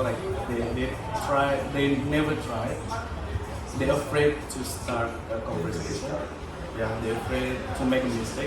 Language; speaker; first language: English; non-native, local second language; Indonesian